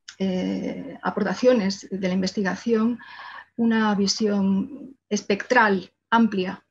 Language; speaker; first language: Spanish; native; Spanish